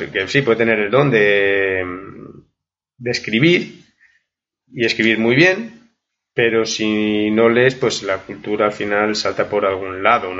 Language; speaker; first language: Spanish; native; Spanish